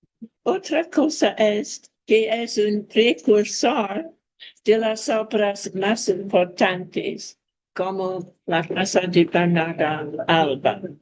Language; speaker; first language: Spanish; non-native, fluent; English